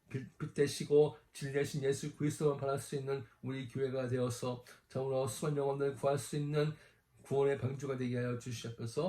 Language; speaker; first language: Korean; native; Korean